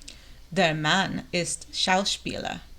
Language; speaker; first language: German; non-native, learner; English